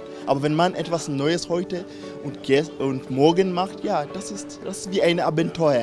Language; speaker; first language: German; non-native, fluent; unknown